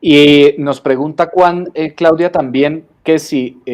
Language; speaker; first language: Spanish; native; Spanish